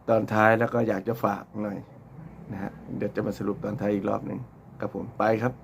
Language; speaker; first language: Thai; native; Thai